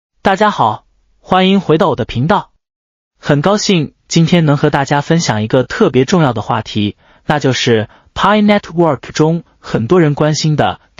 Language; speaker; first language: Chinese; native; Chinese